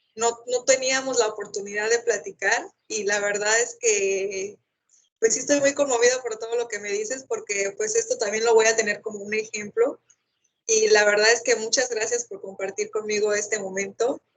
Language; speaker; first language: Spanish; native; Spanish